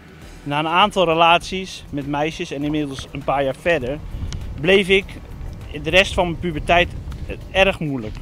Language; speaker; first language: Dutch; native; Dutch